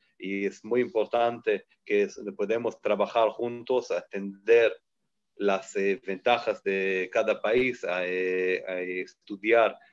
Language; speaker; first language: Spanish; non-native, learner; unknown